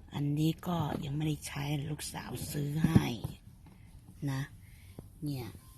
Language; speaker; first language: Thai; native; Thai